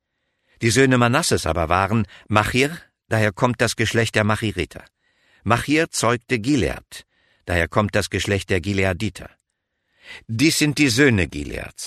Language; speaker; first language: German; native; German